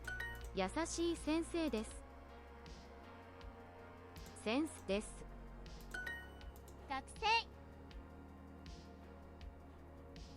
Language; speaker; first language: Japanese; non-native, learner; English